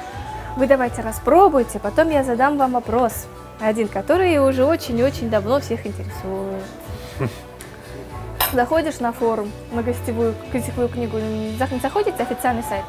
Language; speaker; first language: Russian; native; Russian